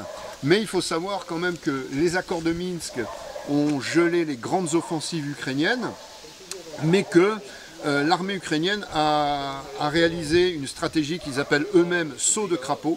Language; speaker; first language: French; native; French